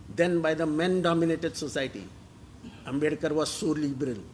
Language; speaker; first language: English; non-native, local second language; Marathi